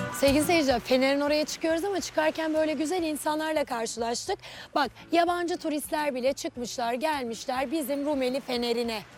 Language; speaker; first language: Turkish; native; Turkish